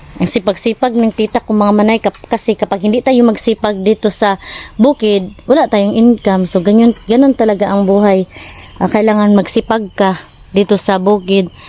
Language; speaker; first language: Filipino; non-native, local second language; Cebuano